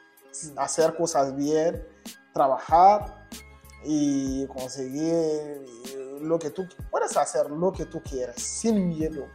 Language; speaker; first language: Spanish; non-native, learner; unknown